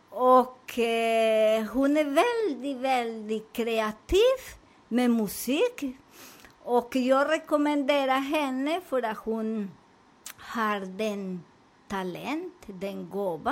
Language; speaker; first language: Swedish; non-native, learner; Spanish